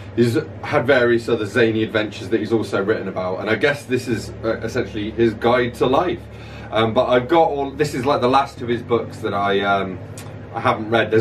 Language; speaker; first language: English; native; English